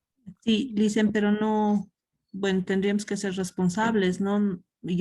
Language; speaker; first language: Spanish; native; Spanish